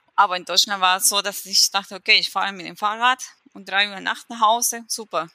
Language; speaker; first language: German; non-native, fluent; Spanish